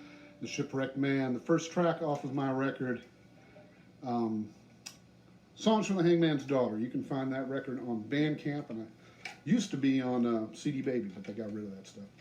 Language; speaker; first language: English; native; English